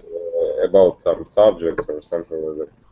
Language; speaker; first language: English; non-native, learner; Russian